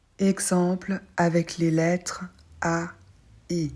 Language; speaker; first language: French; native; French